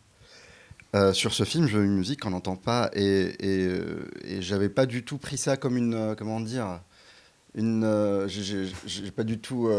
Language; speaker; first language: French; non-native, local second language; Arabic